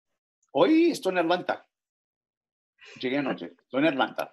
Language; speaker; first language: Spanish; early bilingual, other home language; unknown